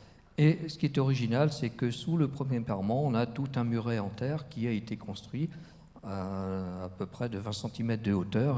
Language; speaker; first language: French; native; French